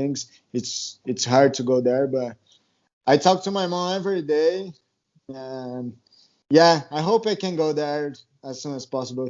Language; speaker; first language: English; non-native, learner; Portuguese